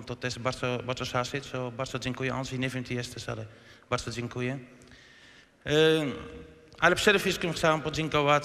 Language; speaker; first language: Polish; non-native, fluent; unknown